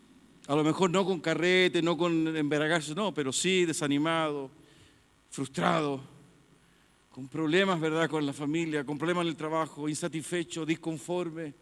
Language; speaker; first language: Spanish; native; Spanish